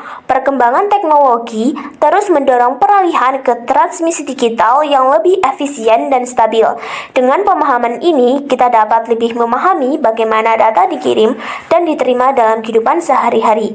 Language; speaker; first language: Indonesian; native; Indonesian